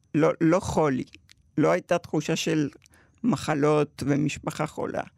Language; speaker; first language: Hebrew; early bilingual, other home language; Spanish